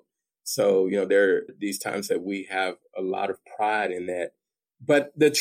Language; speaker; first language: English; native; English